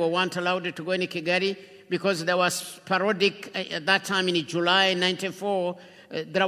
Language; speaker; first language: English; non-native, local second language; Kinyarwanda